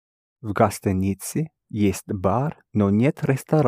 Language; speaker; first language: Russian; non-native, learner; English